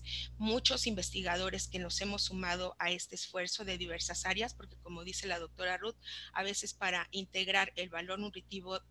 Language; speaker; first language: Spanish; native; Spanish